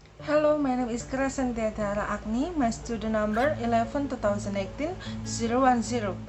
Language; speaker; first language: English; non-native, learner; Indonesian